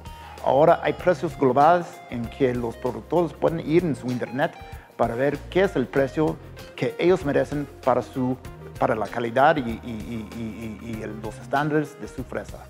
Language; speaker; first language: Spanish; non-native, fluent; English